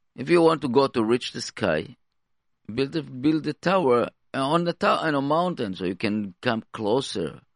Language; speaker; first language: English; non-native, fluent; Hebrew